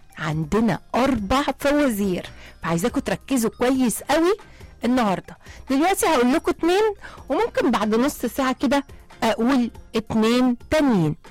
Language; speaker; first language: Arabic; native; Arabic